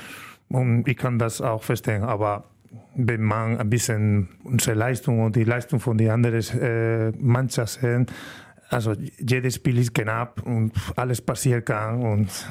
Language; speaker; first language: German; non-native, learner; Spanish